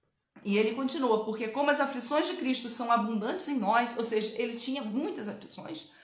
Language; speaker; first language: Portuguese; native; Portuguese